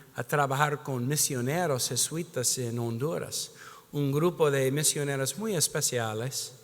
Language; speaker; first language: Spanish; non-native, fluent; English